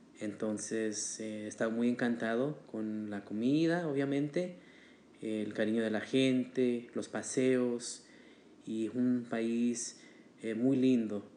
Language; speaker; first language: Spanish; early bilingual, heritage; Spanish